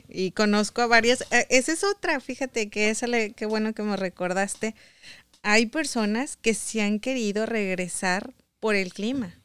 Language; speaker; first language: Spanish; native; Spanish